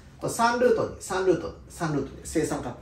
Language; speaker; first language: Japanese; native; Japanese